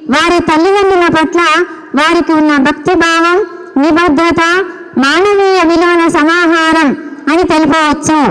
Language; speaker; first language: Telugu; native; Telugu